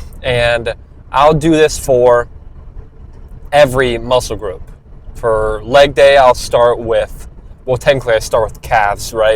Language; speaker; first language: English; native; English